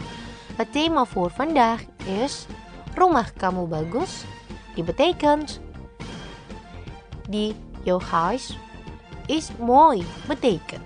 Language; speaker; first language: Dutch; non-native, learner; Indonesian